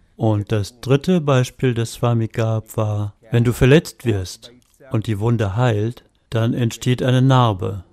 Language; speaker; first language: German; native; German